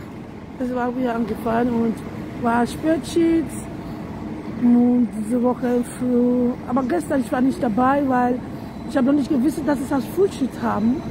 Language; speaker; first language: German; non-native, learner; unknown